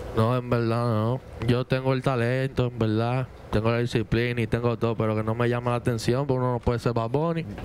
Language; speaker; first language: Spanish; native; Spanish